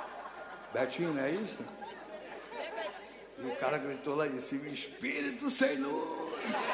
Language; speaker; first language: Portuguese; native; Portuguese